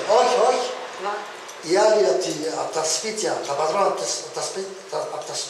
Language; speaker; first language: Greek; early bilingual, heritage; Greek